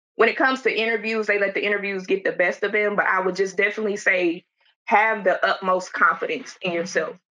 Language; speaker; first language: English; native; English